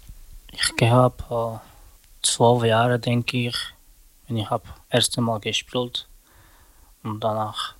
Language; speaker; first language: German; non-native, learner; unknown